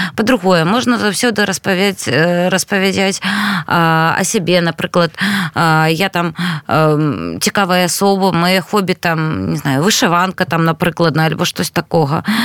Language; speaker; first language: Belarusian; non-native, local second language; Russian